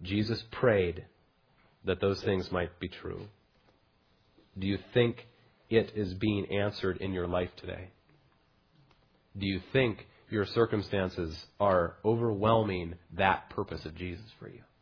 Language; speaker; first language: English; native; English